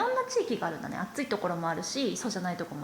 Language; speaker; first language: Japanese; native; Japanese